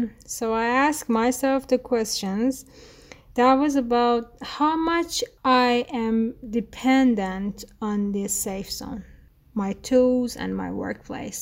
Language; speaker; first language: English; non-native, fluent; Persian